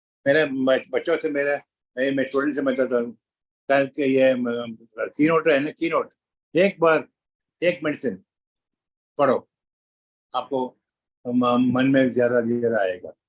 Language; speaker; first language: Hindi; non-native, local second language; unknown